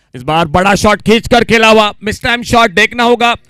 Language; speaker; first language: Hindi; non-native, local second language; Marathi